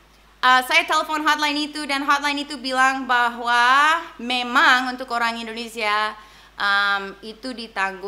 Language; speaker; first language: Indonesian; non-native, fluent; English